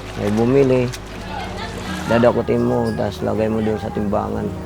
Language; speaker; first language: Filipino; native; Filipino